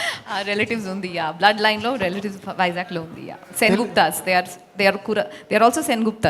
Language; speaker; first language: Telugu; non-native, learner; Bangla